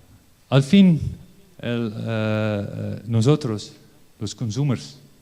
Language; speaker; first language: Spanish; non-native, learner; Dutch